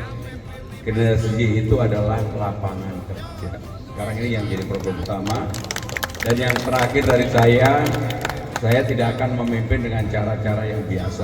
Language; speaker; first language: Indonesian; native; Indonesian